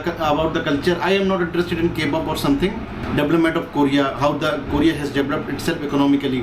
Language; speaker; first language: English; non-native, local second language; Hindi